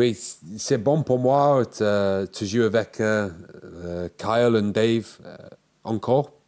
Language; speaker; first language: French; non-native, learner; English